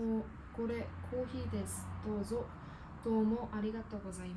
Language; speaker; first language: Japanese; non-native, learner; Korean